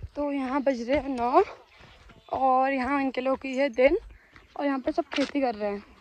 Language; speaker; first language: Hindi; native; Hindi